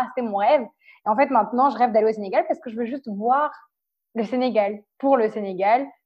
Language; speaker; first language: French; native; French